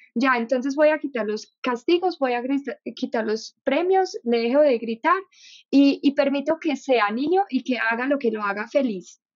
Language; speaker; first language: Spanish; non-native, fluent; German